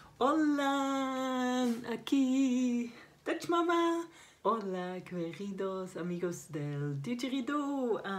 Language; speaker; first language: Spanish; non-native, learner; Dutch